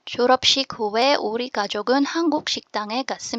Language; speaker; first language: Korean; non-native, fluent; Filipino